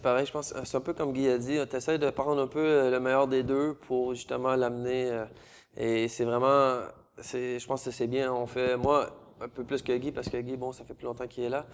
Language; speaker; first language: French; native; French